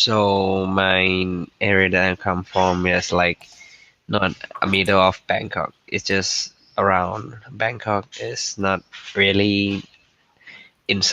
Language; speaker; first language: English; non-native, learner; Thai